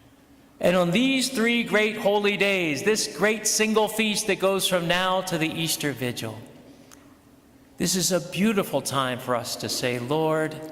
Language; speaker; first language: English; native; English